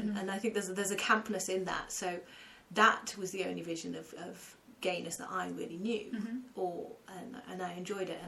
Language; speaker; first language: English; native; English